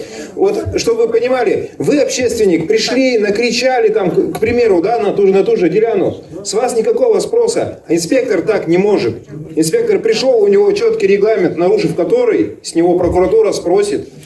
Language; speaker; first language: Russian; native; Russian